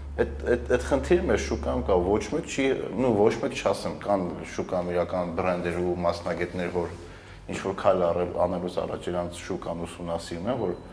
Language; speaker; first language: Armenian; native; Armenian